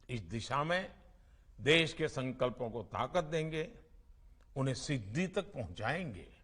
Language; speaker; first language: Hindi; non-native, local second language; Gujarati